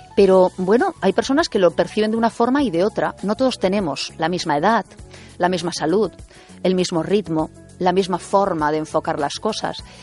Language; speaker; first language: Spanish; native; Spanish